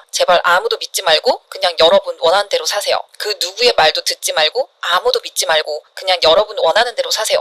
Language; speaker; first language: Korean; native; Korean